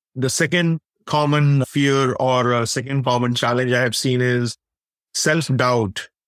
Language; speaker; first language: English; non-native, local second language; Hindi